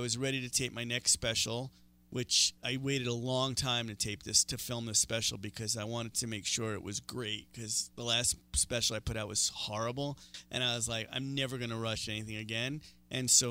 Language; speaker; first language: English; native; English